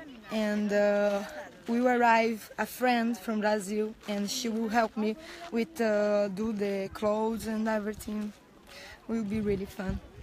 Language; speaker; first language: English; non-native, learner; Portuguese